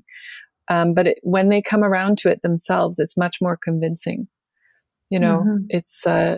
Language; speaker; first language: English; native; English